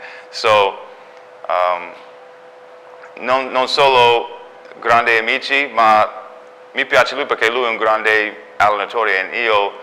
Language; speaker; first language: Italian; non-native, learner; English